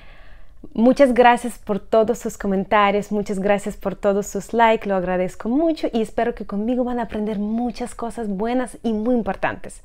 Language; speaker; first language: Spanish; non-native, fluent; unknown